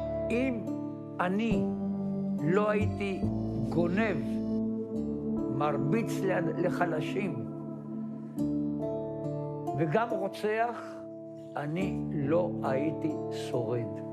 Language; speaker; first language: Hebrew; non-native, fluent; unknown